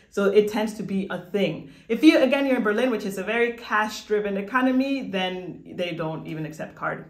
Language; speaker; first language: English; non-native, fluent; Spanish